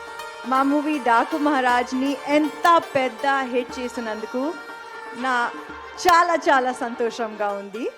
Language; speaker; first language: Telugu; non-native, learner; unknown